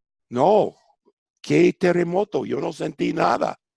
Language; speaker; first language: Spanish; non-native, fluent; English